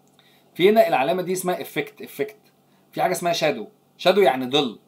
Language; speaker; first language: Arabic; native; Arabic